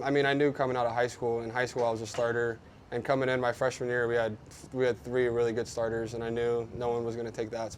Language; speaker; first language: English; native; English